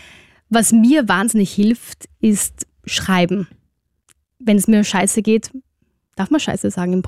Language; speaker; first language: German; native; German